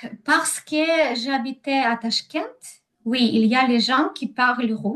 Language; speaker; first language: French; non-native, learner; Ukrainian